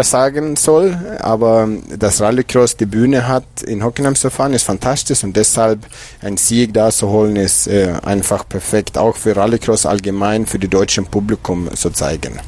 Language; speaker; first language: German; non-native, fluent; Swedish